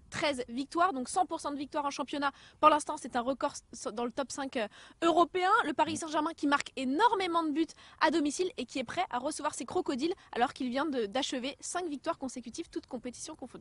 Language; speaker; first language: French; native; French